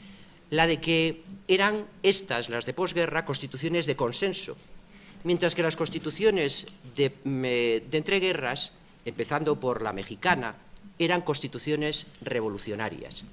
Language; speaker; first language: Spanish; native; Spanish